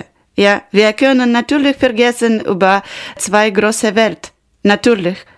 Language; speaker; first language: German; non-native, learner; Ukrainian